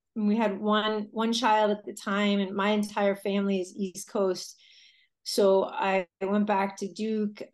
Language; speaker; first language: English; native; English